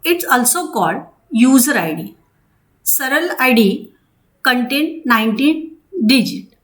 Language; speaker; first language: English; non-native, local second language; Marathi